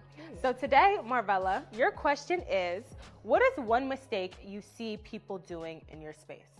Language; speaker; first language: English; native; English